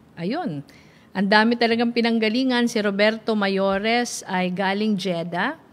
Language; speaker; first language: Filipino; non-native, local second language; Bikol